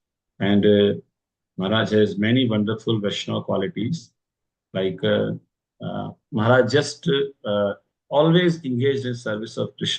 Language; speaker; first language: English; non-native, local second language; Hindi